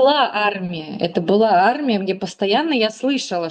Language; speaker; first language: Russian; native; Russian